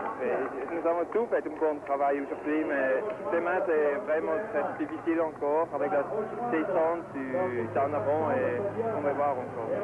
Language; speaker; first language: French; non-native, learner; Swiss German